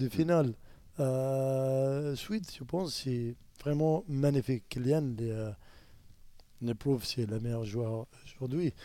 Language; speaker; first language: French; non-native, learner; Arabic